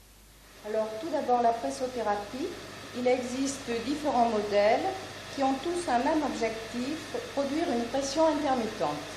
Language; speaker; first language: French; native; French